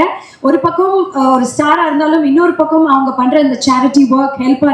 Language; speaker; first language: Tamil; native; Tamil